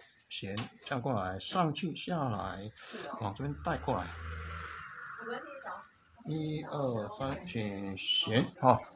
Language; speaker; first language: Chinese; native; Chinese